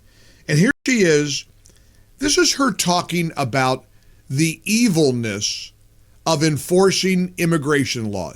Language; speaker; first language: English; native; English